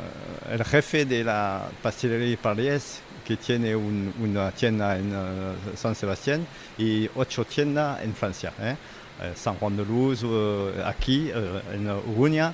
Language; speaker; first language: Spanish; non-native, fluent; French